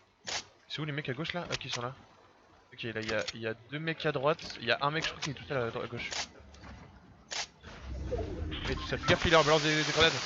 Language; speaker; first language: French; native; French